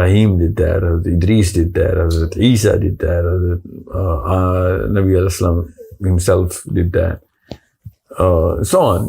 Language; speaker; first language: English; non-native, local second language; Urdu